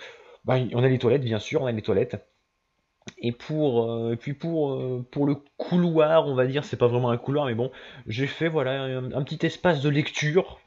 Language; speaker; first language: French; native; French